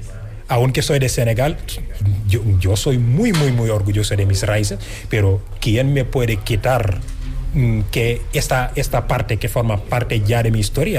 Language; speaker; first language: Spanish; non-native, fluent; Wolof